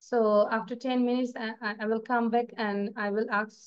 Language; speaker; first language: English; non-native, local second language; Bangla